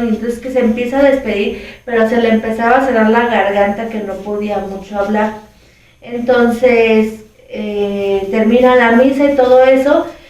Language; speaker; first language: Spanish; native; Spanish